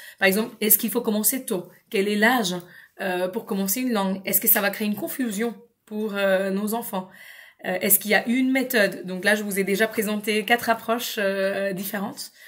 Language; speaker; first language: French; non-native, fluent; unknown